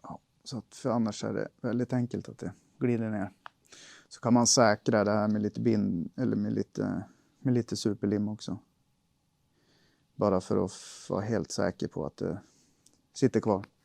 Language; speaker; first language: Swedish; native; Swedish